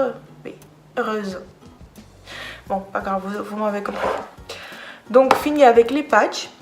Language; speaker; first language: French; non-native, fluent; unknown